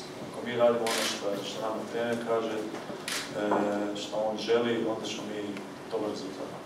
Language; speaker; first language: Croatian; early bilingual, heritage; Croatian